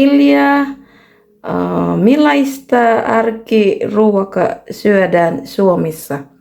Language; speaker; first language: Finnish; non-native, learner; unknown